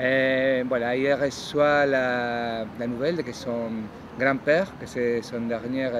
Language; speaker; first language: French; non-native, fluent; Spanish